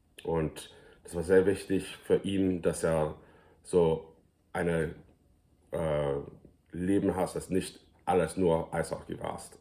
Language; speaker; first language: German; early bilingual, heritage; English